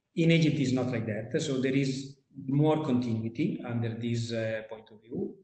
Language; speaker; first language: English; non-native, fluent; Italian